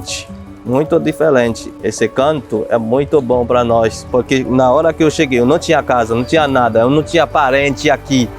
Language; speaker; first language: Portuguese; non-native, fluent; Haitian Creole